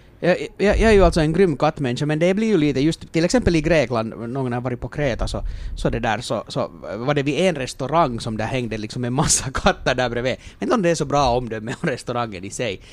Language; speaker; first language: Swedish; native; Swedish